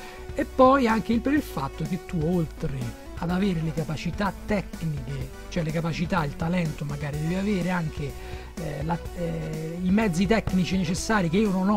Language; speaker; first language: Italian; native; Italian